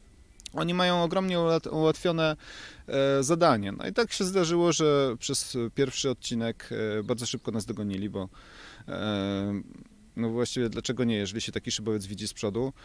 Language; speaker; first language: Polish; native; Polish